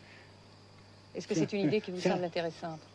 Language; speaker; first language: French; native; French